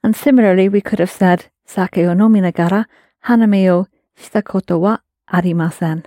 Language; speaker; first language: Japanese; non-native, fluent; English